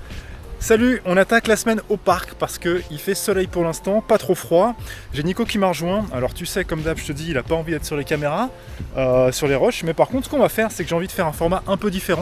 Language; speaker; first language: French; native; French